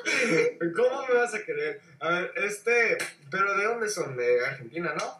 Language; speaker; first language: Spanish; non-native, fluent; English